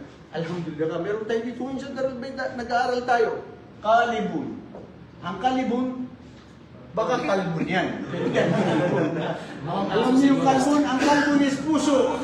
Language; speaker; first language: Filipino; non-native, local second language; Maranao